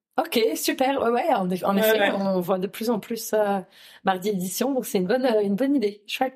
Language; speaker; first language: French; native; French